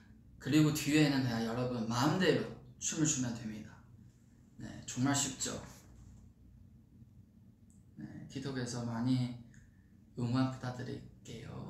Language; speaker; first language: Korean; non-native, fluent; Chinese